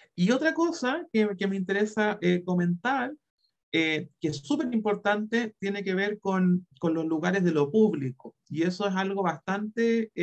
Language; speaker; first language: Spanish; native; Spanish